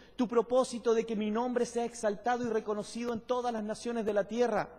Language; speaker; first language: Spanish; native; Spanish